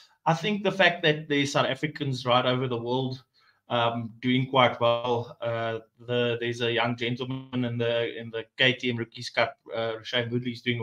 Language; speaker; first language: English; non-native, local second language; Afrikaans